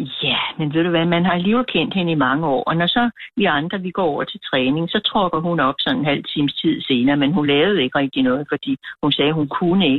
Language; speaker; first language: Danish; native; Danish